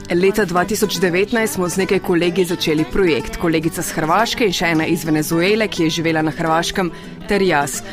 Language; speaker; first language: Slovenian; non-native, fluent; Spanish